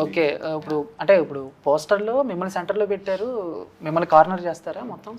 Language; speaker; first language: Telugu; native; Telugu